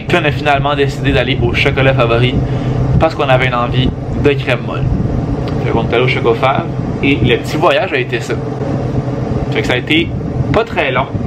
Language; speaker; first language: French; native; French